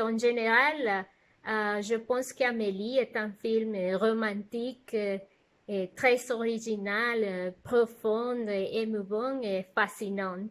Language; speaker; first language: French; non-native, fluent; Spanish